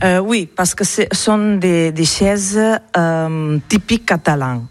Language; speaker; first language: French; non-native, learner; Catalan